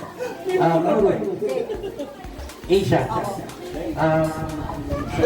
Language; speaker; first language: English; non-native, local second language; Filipino